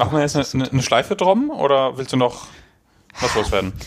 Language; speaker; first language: German; native; German